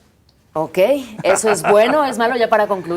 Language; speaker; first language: Spanish; native; Spanish